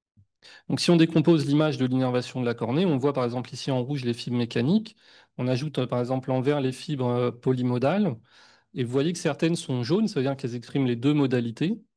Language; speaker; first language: French; native; French